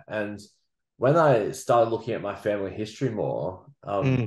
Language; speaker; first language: English; native; English